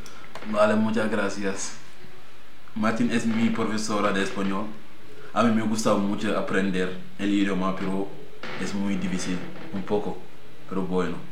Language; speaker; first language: Spanish; non-native, learner; Wolof